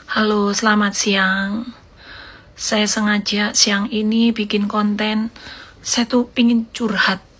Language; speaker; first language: Indonesian; native; Indonesian